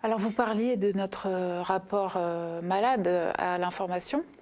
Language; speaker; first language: French; native; French